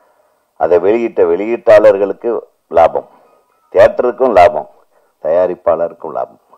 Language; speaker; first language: Tamil; native; Tamil